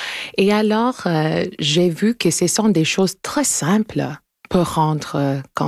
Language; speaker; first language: French; non-native, local second language; English